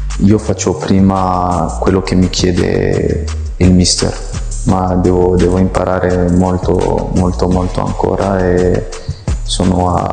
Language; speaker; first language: Italian; non-native, fluent; French